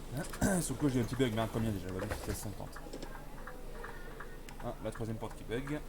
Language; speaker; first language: French; native; French